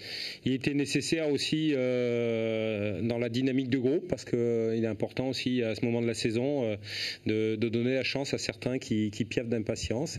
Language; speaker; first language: French; native; French